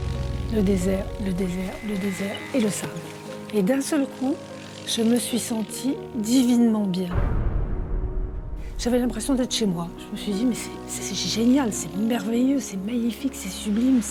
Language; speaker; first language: French; native; French